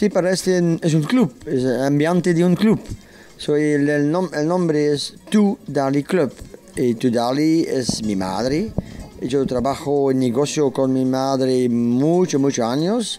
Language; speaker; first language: Spanish; non-native, learner; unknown